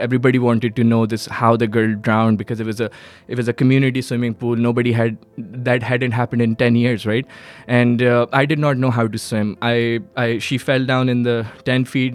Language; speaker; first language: English; non-native, local second language; Urdu